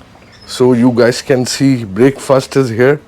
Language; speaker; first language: English; non-native, learner; Urdu